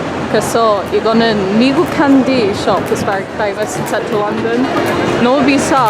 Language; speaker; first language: Korean; non-native, learner; English